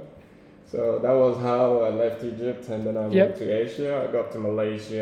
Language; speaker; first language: English; non-native, local second language; Igbo